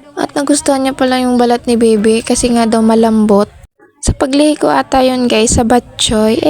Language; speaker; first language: Filipino; non-native, local second language; Cebuano